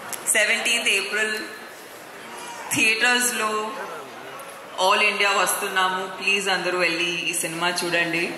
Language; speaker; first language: Telugu; non-native, fluent; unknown